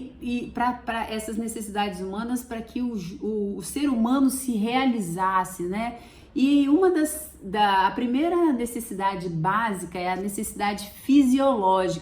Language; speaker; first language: Portuguese; native; Portuguese